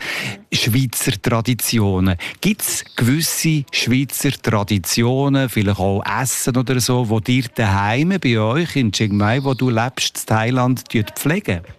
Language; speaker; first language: German; native; German